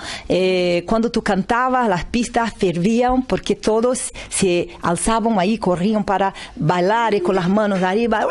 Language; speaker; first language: Spanish; non-native, learner; Portuguese